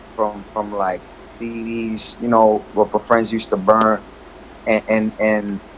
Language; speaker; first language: English; native; English